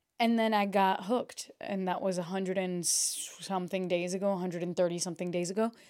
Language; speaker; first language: English; early bilingual, other home language; Portuguese